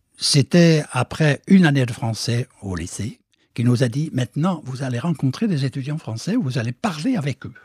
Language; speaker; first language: French; non-native, fluent; Norwegian